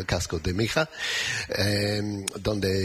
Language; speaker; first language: Spanish; non-native, fluent; English